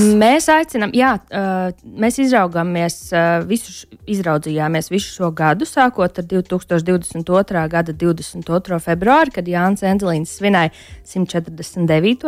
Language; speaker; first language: Latvian; native; Latvian